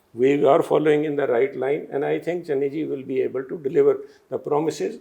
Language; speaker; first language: English; non-native, local second language; Punjabi